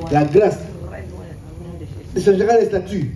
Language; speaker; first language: French; non-native, local second language; Lingala